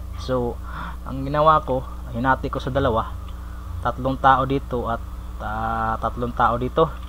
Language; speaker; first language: Filipino; non-native, local second language; Cebuano